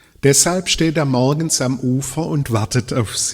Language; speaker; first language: German; native; German